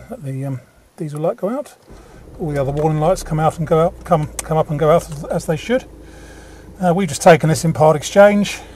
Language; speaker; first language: English; native; English